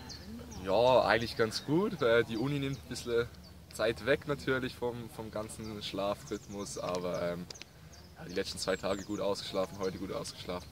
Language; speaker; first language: German; native; German